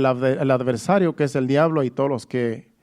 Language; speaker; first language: Spanish; native; Spanish